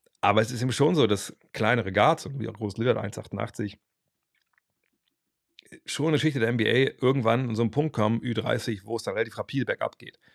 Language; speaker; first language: German; native; German